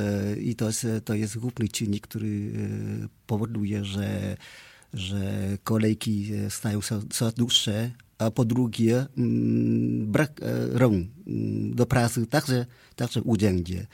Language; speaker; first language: Polish; non-native, fluent; Vietnamese